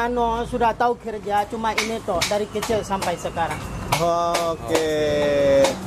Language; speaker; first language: Malay; native; Malay